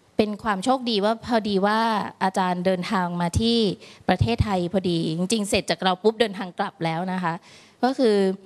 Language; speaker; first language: Thai; native; Thai